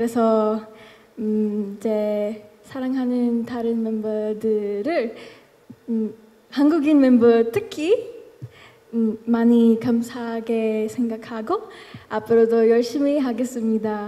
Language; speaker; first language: Korean; non-native, learner; Filipino